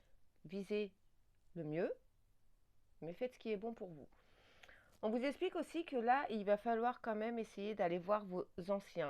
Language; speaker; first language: French; native; French